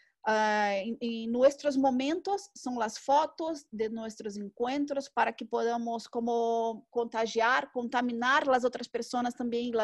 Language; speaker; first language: Spanish; non-native, learner; Portuguese